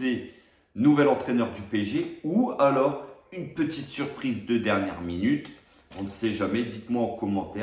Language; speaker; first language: French; native; French